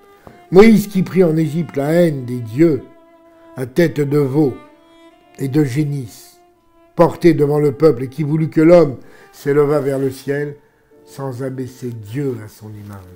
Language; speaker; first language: French; native; French